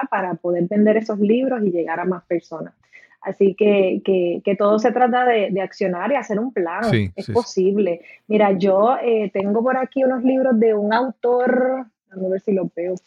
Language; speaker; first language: Spanish; native; Spanish